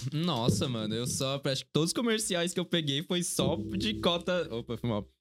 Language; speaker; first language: Portuguese; early bilingual, other home language; Korean